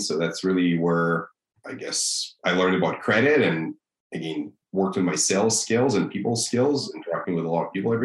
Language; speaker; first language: English; non-native, fluent; Russian